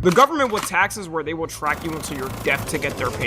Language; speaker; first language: English; native; English